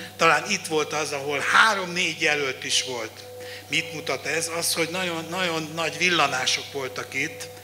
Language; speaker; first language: Hungarian; native; Hungarian